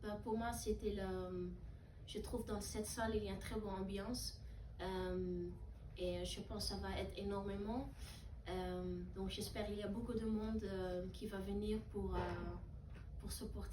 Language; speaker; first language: French; non-native, learner; Dutch